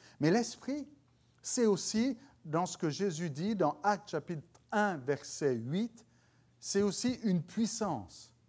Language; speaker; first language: French; native; French